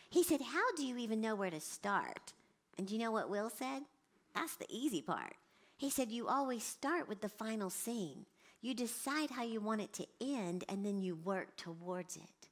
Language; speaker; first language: English; native; English